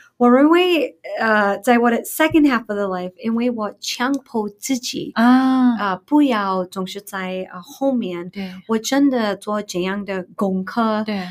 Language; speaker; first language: Chinese; non-native, fluent; English